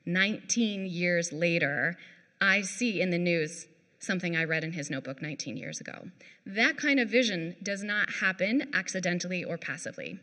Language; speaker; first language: English; native; English